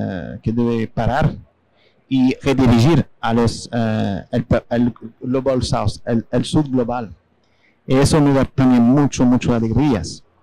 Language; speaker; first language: Spanish; non-native, fluent; French